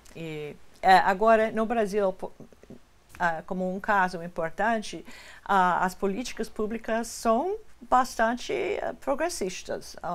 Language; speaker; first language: Portuguese; non-native, fluent; English